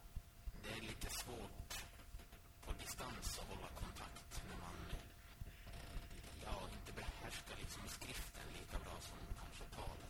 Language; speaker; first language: Swedish; early bilingual, other home language; Finnish